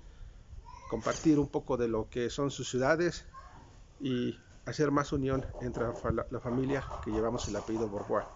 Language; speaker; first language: Spanish; native; Spanish